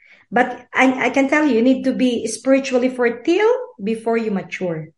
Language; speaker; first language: English; non-native, local second language; Filipino